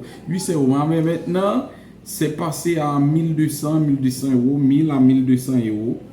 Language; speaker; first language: French; non-native, local second language; Haitian Creole